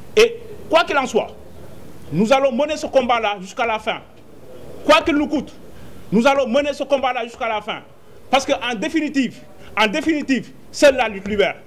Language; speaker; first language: French; non-native, local second language; Wolof